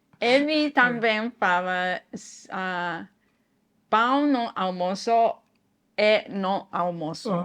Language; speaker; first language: Portuguese; non-native, learner; Japanese